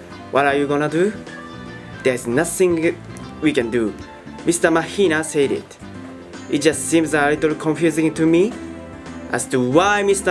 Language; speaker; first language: English; non-native, learner; Japanese